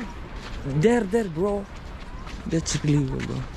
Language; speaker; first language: English; non-native, learner; Javanese